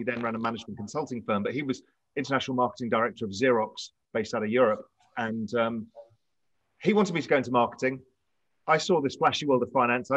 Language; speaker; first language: English; native; English